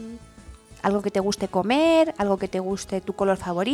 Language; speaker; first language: Spanish; native; Spanish